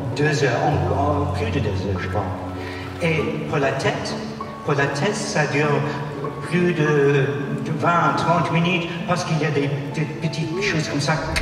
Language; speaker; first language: French; non-native, learner; English